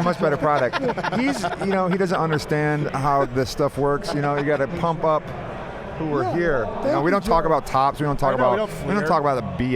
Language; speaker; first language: English; native; English